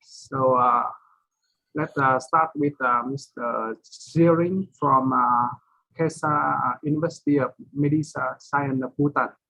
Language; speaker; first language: English; non-native, fluent; Vietnamese